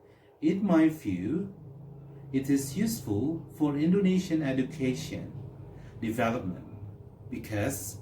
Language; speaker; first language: English; non-native, fluent; Indonesian